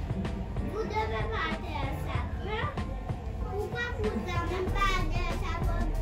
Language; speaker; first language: French; early bilingual, heritage; French